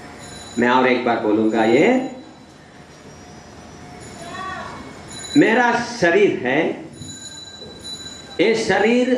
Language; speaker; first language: Hindi; non-native, learner; English